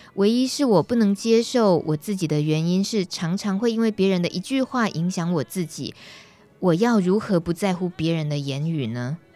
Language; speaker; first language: Chinese; native; Chinese